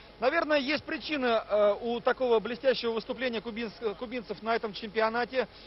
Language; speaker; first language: Russian; native; Russian